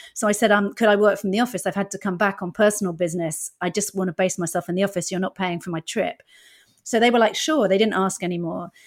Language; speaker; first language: English; native; English